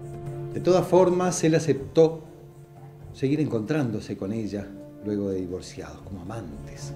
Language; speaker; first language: Spanish; native; Spanish